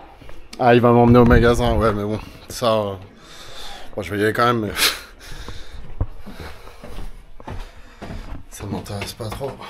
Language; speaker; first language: French; native; French